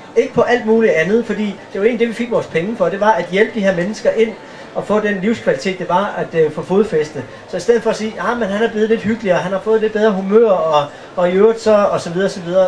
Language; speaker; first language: Danish; native; Danish